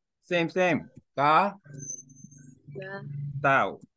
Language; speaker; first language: Vietnamese; non-native, learner; Korean